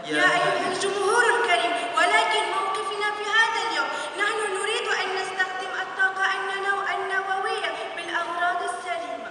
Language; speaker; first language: Arabic; non-native, learner; Malay